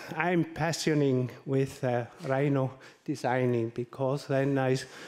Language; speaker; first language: English; non-native, learner; German